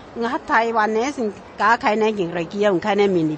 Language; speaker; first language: German; non-native, fluent; Min Nan Chinese